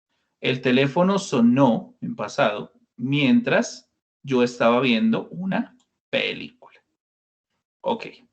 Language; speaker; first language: Spanish; non-native, fluent; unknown